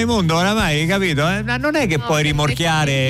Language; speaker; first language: Italian; native; Italian